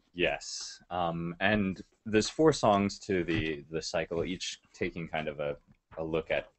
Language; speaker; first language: English; native; English